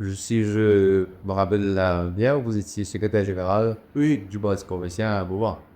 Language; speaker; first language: French; non-native, local second language; Morisyen